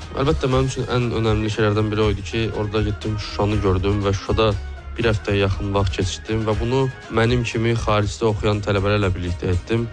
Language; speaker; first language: Azerbaijani; native; Azerbaijani